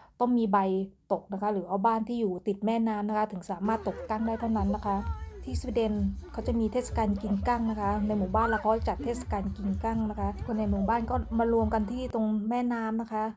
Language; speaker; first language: Thai; native; Thai